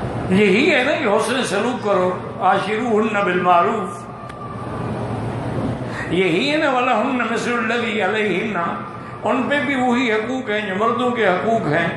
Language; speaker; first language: Urdu; native; Urdu